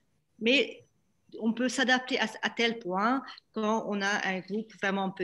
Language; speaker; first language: French; non-native, fluent; Hungarian